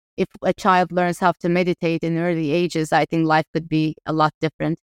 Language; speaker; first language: English; non-native, fluent; Turkish